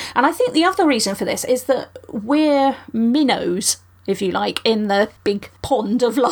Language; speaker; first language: English; native; English